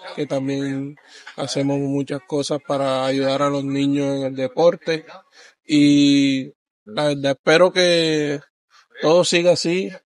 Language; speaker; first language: Spanish; native; Spanish